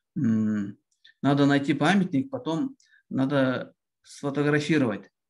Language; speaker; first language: Russian; non-native, local second language; Kazakh